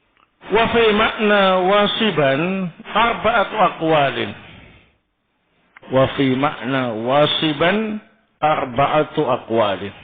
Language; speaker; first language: Arabic; non-native, fluent; Indonesian